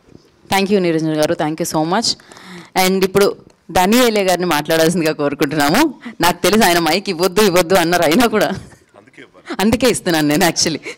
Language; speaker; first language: Telugu; native; Telugu